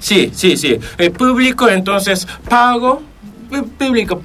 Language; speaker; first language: Spanish; non-native, fluent; Japanese